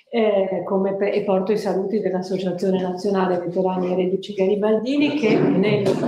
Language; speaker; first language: Italian; native; Italian